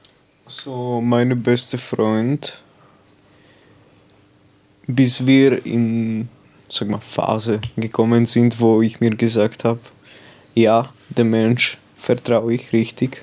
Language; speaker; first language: German; non-native, local second language; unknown